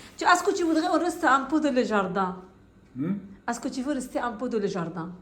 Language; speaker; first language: French; non-native, fluent; Arabic